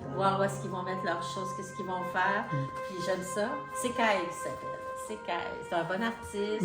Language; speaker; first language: French; native; French